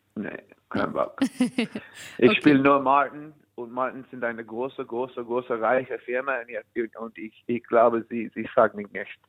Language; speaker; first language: German; non-native, fluent; English